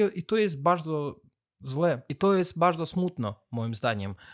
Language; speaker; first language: Polish; non-native, fluent; Azerbaijani